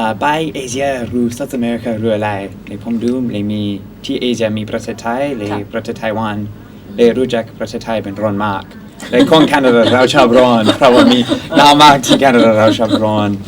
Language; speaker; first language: Thai; non-native, learner; English